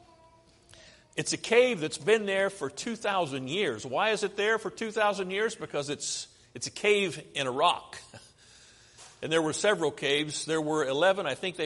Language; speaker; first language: English; native; English